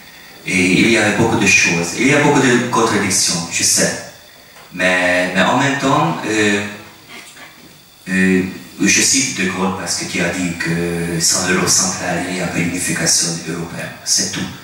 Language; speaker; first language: French; non-native, fluent; Hungarian